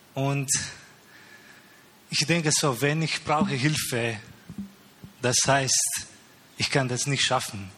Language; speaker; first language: German; non-native, learner; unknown